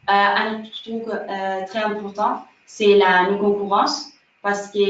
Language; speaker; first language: French; non-native, fluent; Spanish